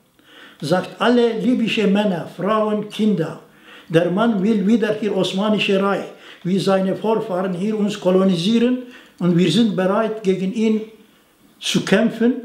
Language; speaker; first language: German; non-native, fluent; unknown